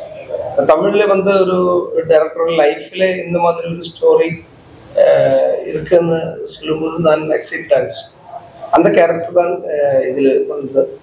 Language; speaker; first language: Tamil; non-native, local second language; Malayalam